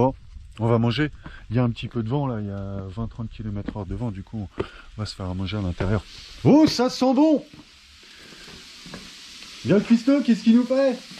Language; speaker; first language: French; native; French